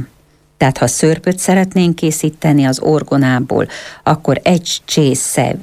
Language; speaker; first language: Hungarian; native; Hungarian